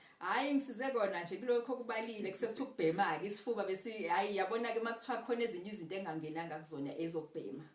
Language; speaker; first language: Zulu; native; Zulu